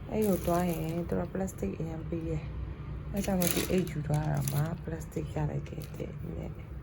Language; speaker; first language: Burmese; non-native, local second language; Shan